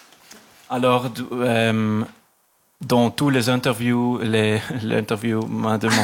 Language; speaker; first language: French; non-native, local second language; German